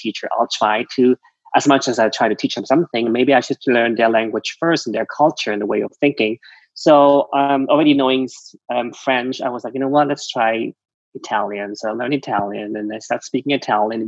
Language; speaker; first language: English; non-native, fluent; Vietnamese